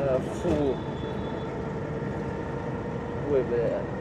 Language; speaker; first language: Russian; native; Russian